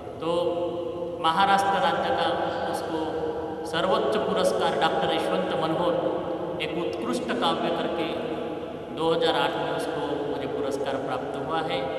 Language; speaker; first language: Hindi; non-native, local second language; Marathi